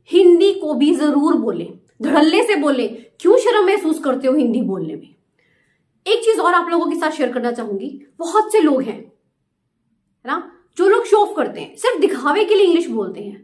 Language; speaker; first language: Hindi; native; Hindi